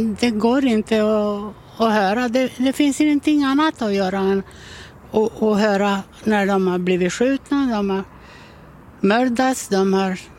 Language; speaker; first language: Swedish; native; Swedish